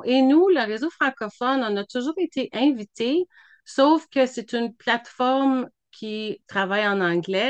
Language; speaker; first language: French; native; French